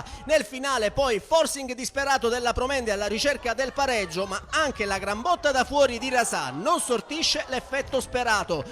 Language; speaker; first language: Italian; native; Italian